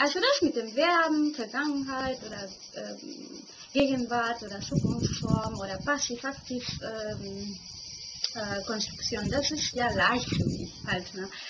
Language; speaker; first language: German; non-native, fluent; Spanish